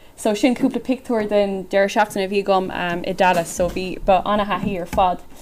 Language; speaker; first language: Irish; native; Irish